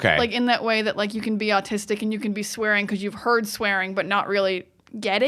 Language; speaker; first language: English; native; English